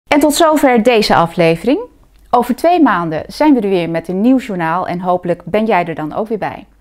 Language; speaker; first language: Dutch; native; Dutch